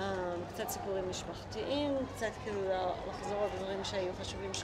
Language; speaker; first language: Hebrew; native; Hebrew